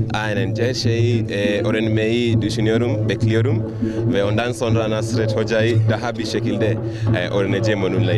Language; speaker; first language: Turkish; non-native, learner; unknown